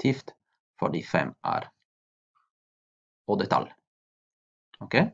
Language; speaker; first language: Norwegian; non-native, fluent; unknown